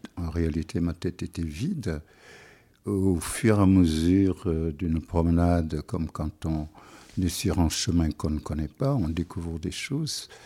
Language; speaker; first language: French; non-native, local second language; Wolof